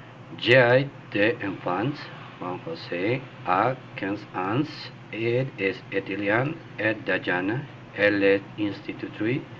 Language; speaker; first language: French; non-native, learner; Spanish